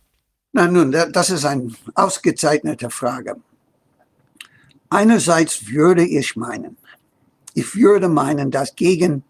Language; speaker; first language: German; non-native, fluent; English